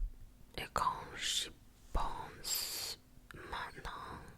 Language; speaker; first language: French; non-native, fluent; Japanese